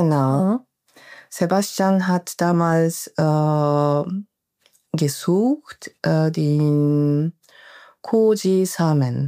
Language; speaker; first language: German; non-native, learner; Japanese